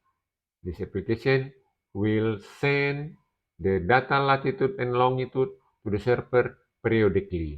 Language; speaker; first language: English; non-native, learner; Indonesian